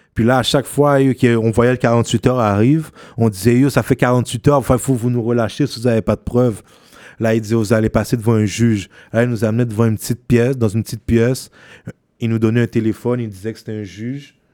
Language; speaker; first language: French; native; French